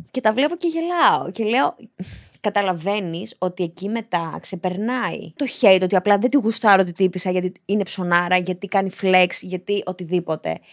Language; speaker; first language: Greek; early bilingual, other home language; Albanian